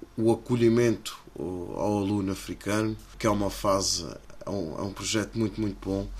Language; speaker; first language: Portuguese; native; Portuguese